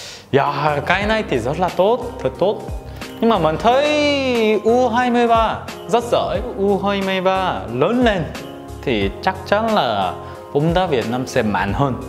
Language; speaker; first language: Vietnamese; non-native, learner; Korean